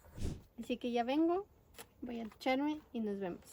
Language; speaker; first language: Spanish; non-native, local second language; Russian